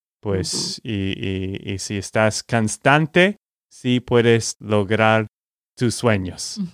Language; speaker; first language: Spanish; non-native, fluent; English